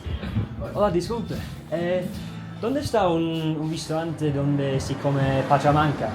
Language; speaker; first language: Spanish; non-native, learner; Italian